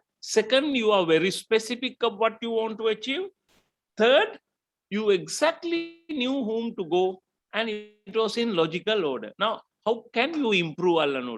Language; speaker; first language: English; non-native, fluent; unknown